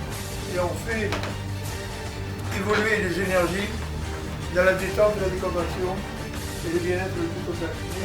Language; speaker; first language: French; native; French